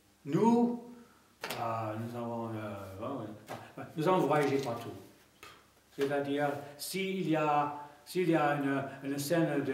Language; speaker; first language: French; non-native, fluent; English